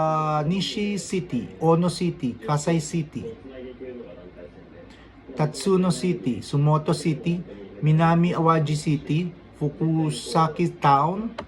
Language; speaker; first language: English; non-native, local second language; Filipino